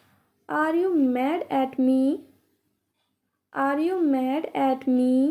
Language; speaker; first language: English; non-native, local second language; Hindi